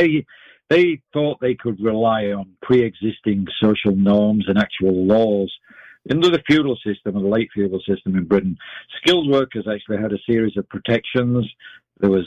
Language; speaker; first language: English; native; English